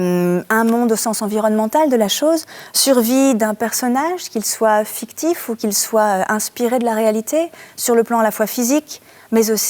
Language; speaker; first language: French; native; French